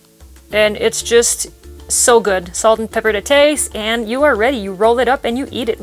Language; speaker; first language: English; non-native, local second language; French